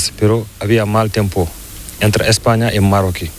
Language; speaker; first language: Spanish; non-native, learner; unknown